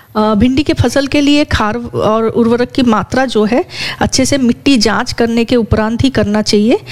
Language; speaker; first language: Hindi; native; Hindi